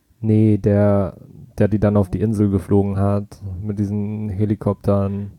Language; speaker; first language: German; early bilingual, other home language; Vietnamese